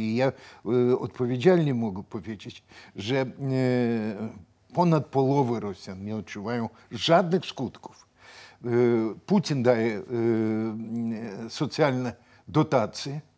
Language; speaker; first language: Polish; non-native, fluent; Russian